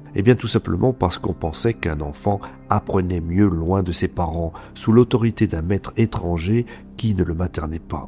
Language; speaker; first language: French; native; French